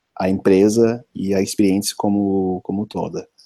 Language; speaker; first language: Portuguese; non-native, fluent; English